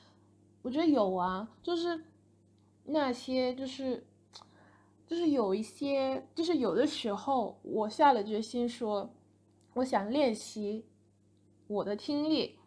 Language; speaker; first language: Chinese; non-native, fluent; English